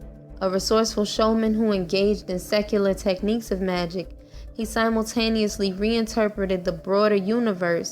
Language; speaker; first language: English; native; English